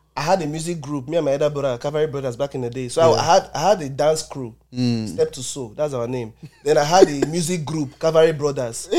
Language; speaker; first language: English; non-native, local second language; Igbo